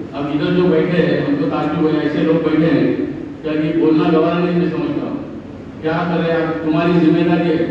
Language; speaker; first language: Hindi; native; Hindi